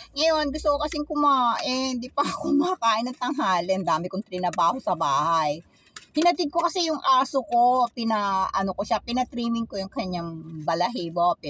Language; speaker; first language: Filipino; native; Filipino